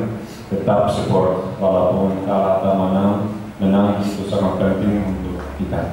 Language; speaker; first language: Indonesian; non-native, fluent; Dutch